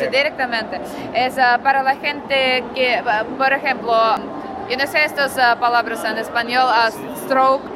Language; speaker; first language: Spanish; non-native, learner; Russian